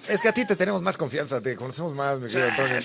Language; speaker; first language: Spanish; native; Spanish